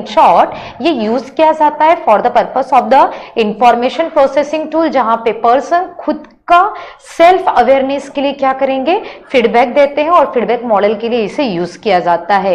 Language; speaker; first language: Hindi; native; Hindi